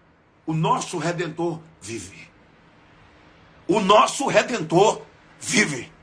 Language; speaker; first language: Portuguese; native; Portuguese